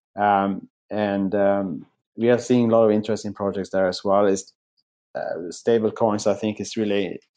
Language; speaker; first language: English; non-native, fluent; Swedish